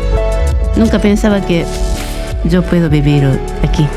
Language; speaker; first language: Spanish; non-native, learner; Japanese